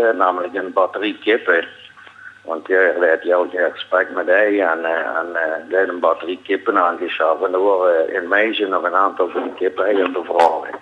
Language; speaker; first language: Dutch; native; Dutch